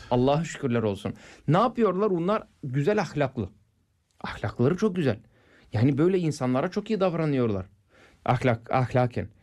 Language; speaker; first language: Turkish; non-native, fluent; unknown